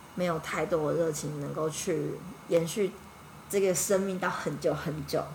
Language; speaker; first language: Chinese; native; Chinese